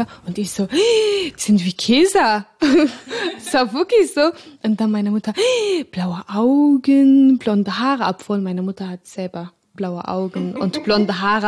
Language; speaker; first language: German; non-native, fluent; Arabic